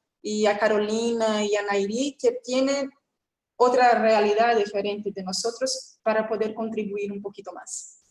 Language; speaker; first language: Spanish; non-native, fluent; Portuguese